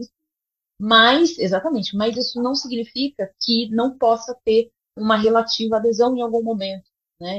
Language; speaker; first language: Portuguese; native; Portuguese